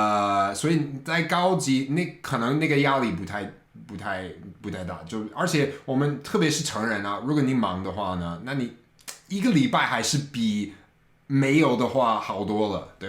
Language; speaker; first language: Chinese; non-native, fluent; English